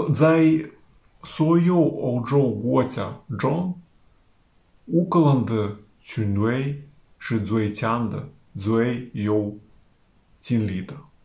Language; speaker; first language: Chinese; non-native, fluent; Ukrainian